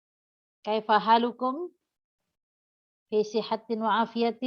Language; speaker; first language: Arabic; non-native, fluent; Indonesian